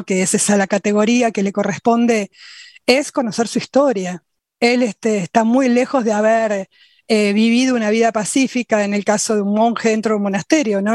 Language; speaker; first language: Spanish; native; Spanish